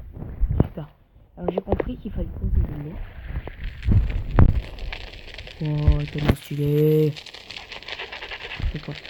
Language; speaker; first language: French; native; French